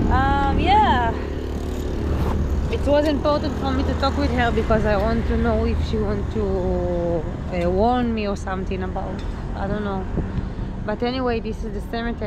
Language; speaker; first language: English; non-native, learner; Hebrew